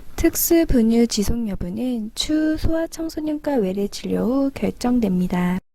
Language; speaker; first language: Korean; native; Korean